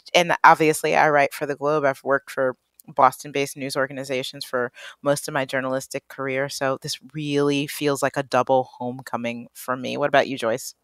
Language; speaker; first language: English; native; English